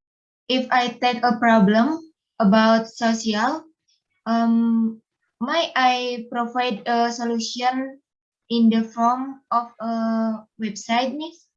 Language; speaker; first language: English; non-native, learner; Indonesian